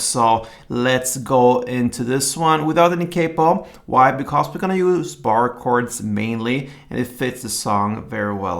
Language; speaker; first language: English; non-native, fluent; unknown